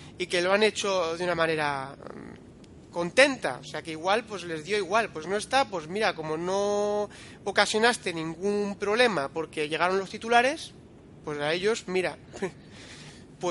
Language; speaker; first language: Spanish; native; Spanish